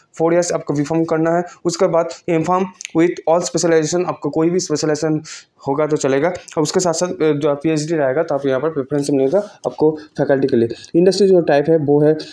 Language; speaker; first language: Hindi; non-native, local second language; Bangla